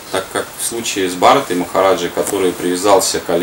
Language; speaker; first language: Russian; native; Russian